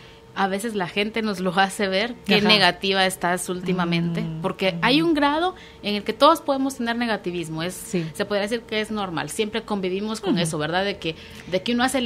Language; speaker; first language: Spanish; native; Spanish